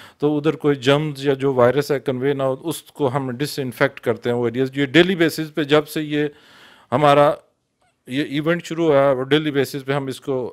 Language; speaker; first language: Urdu; non-native, local second language; Punjabi